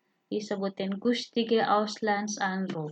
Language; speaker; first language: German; non-native, fluent; Indonesian